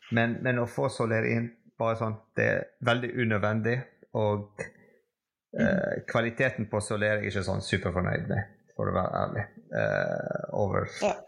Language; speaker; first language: Norwegian; non-native, fluent; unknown